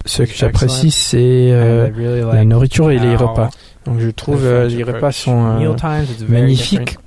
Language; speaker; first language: French; non-native, fluent; English